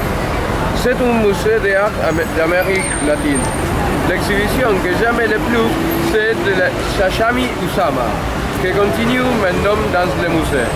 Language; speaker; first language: French; non-native, learner; Spanish